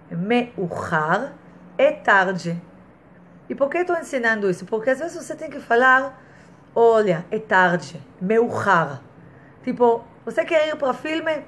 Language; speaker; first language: Portuguese; non-native, fluent; Hebrew